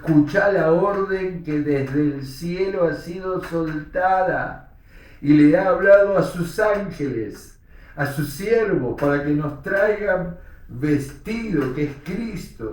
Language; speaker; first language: Spanish; native; Spanish